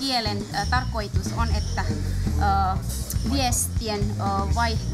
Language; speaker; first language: Finnish; non-native, learner; Indonesian